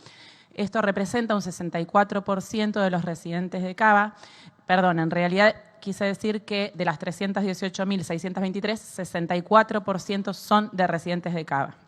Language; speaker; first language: Spanish; native; Spanish